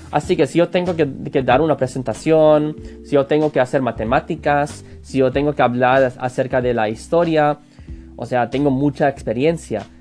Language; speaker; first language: Spanish; non-native, fluent; English